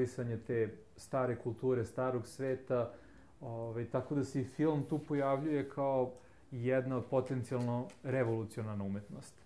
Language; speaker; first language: Serbian; native; Serbian